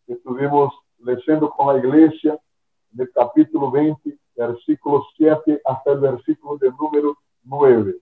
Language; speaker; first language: Spanish; non-native, fluent; Portuguese